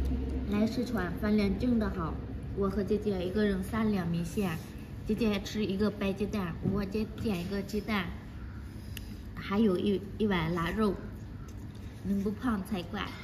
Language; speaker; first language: Chinese; non-native, fluent; Lao